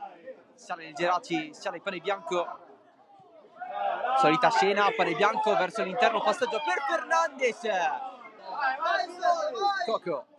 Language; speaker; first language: Italian; native; Italian